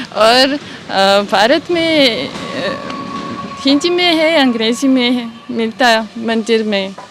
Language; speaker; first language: Hindi; non-native, learner; Russian